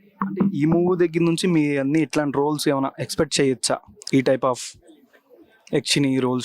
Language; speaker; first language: Telugu; native; Telugu